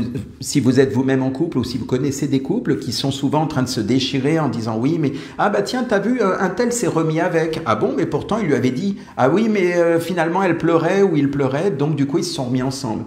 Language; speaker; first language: French; native; French